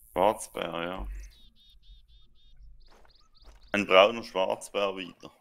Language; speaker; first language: German; native; German